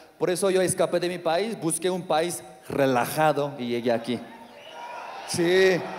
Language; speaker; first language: Spanish; non-native, learner; Korean